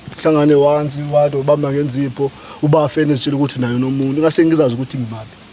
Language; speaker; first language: Zulu; non-native, local second language; Xhosa